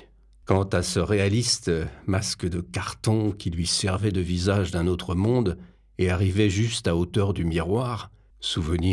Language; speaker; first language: French; native; French